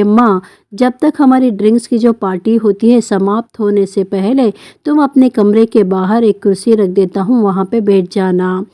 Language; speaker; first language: Hindi; non-native, local second language; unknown